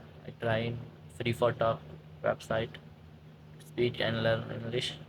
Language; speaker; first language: English; non-native, learner; Hindi